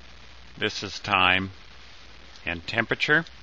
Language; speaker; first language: English; native; English